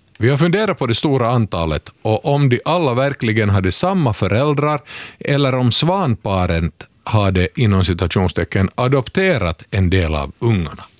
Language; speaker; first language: Swedish; native; Swedish